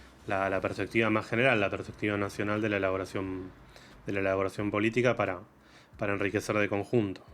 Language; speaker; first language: Spanish; native; Spanish